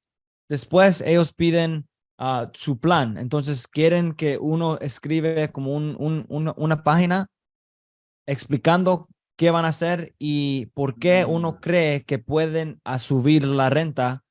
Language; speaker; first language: Spanish; early bilingual, heritage; Spanish